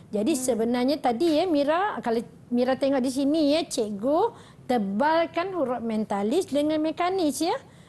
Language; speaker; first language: Malay; native; Malay